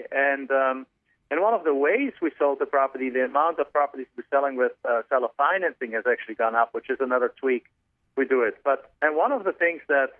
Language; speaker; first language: English; non-native, fluent; German